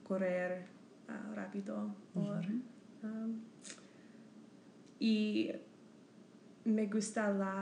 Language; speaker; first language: Spanish; non-native, learner; English